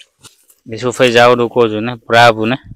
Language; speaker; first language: Portuguese; non-native, learner; Vietnamese